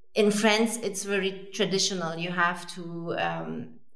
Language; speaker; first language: English; non-native, fluent; French